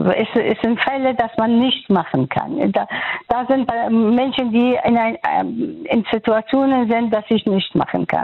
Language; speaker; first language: German; non-native, fluent; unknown